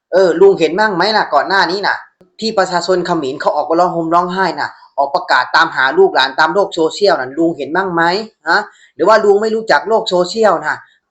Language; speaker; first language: Thai; native; Thai